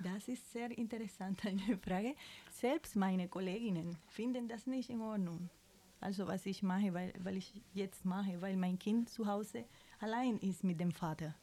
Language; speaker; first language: German; non-native, fluent; Spanish